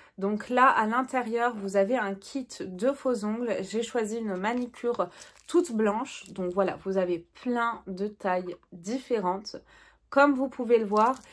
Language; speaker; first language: French; native; French